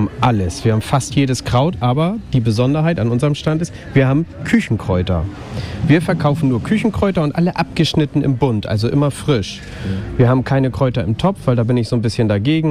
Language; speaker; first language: German; native; German